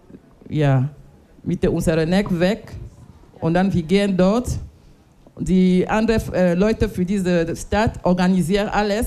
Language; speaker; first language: German; non-native, learner; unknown